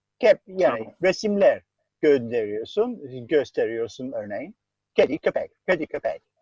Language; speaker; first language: Turkish; non-native, fluent; English